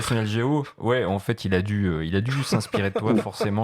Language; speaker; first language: French; native; French